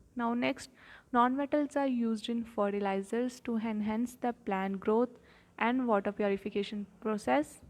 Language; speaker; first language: English; non-native, local second language; Punjabi